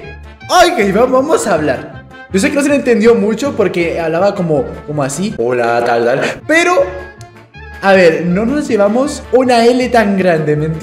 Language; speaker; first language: Spanish; native; Spanish